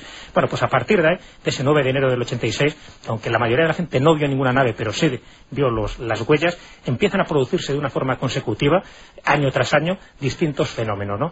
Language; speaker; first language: Spanish; native; Spanish